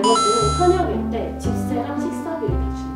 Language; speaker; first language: Korean; native; Korean